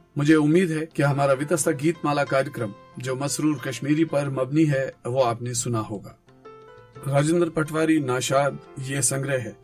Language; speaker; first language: Urdu; non-native, local second language; Kashmiri